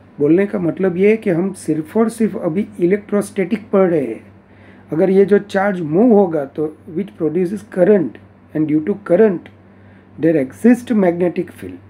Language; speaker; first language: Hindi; non-native, local second language; Gujarati